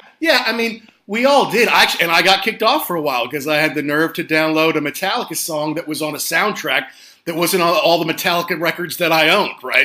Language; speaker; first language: English; native; English